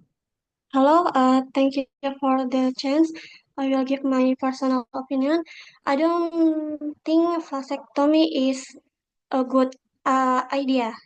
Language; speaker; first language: English; non-native, local second language; Indonesian